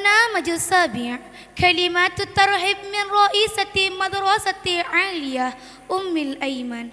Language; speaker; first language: Arabic; non-native, learner; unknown